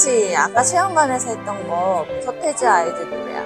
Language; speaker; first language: Korean; native; Korean